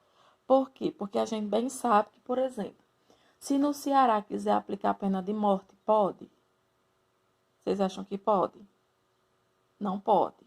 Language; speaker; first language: Portuguese; native; Portuguese